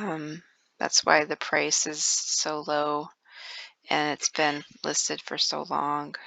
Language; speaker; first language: English; native; English